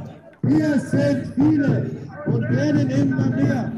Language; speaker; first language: German; non-native, fluent; Polish